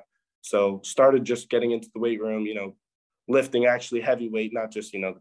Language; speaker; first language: English; native; English